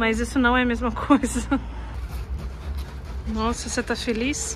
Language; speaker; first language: Portuguese; non-native, fluent; Russian